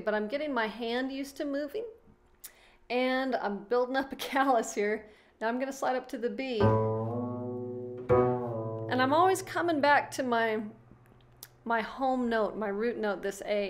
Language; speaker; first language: English; native; English